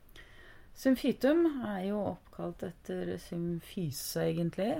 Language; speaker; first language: Norwegian; native; Norwegian